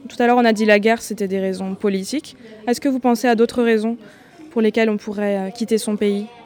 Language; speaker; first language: French; native; French